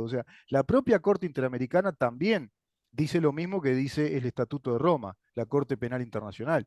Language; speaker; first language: Spanish; native; Spanish